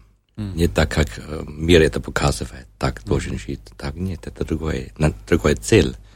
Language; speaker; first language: Russian; non-native, learner; German